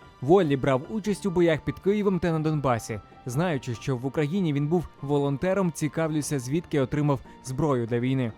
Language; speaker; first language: Ukrainian; native; Ukrainian